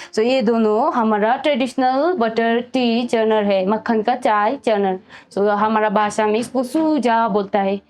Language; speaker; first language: Hindi; non-native, fluent; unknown